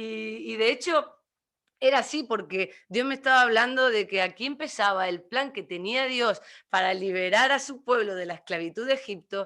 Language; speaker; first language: Spanish; native; Spanish